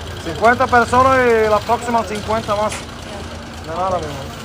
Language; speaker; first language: Spanish; non-native, learner; Bulgarian